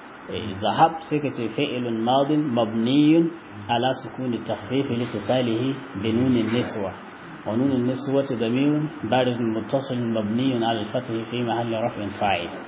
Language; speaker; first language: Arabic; non-native, fluent; Hausa